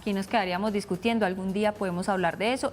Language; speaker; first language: Spanish; native; Spanish